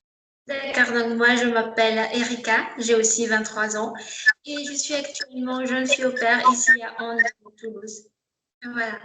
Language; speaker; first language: French; non-native, local second language; Malagasy